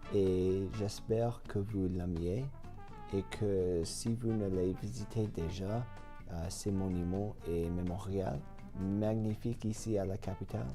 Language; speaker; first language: French; non-native, learner; English